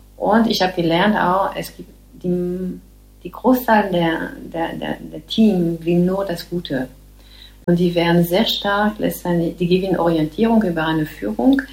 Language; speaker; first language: German; non-native, fluent; French